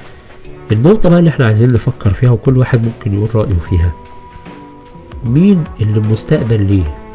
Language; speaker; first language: Arabic; native; Arabic